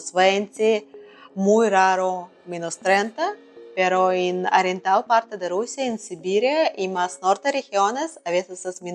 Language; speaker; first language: Spanish; non-native, learner; Russian